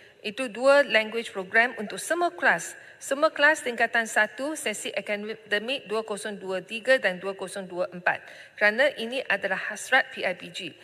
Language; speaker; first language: Malay; non-native, local second language; Chinese